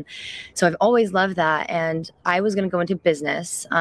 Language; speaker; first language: English; early bilingual, other home language; French